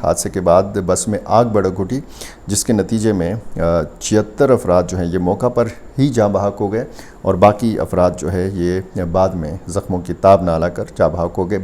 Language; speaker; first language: Urdu; native; Urdu